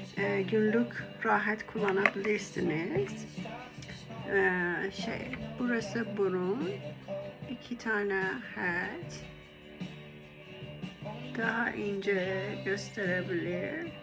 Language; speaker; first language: Turkish; non-native, learner; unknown